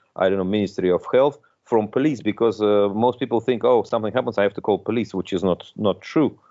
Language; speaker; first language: English; non-native, fluent; Russian